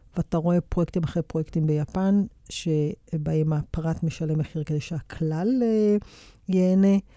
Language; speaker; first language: Hebrew; native; Hebrew